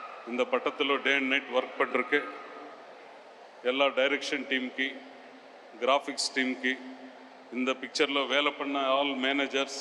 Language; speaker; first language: Tamil; non-native, learner; Telugu